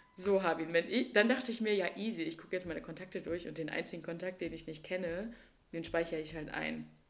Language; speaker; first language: German; native; German